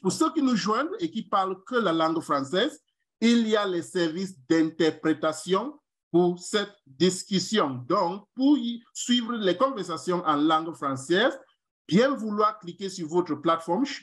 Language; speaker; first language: French; non-native, fluent; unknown